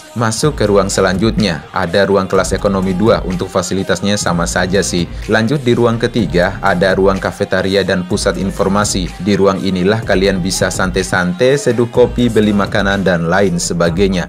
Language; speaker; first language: Indonesian; native; Indonesian